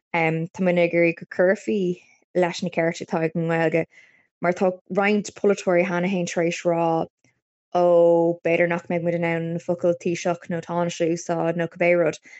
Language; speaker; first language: Irish; non-native, local second language; English